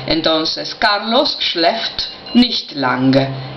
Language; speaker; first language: German; non-native, fluent; Spanish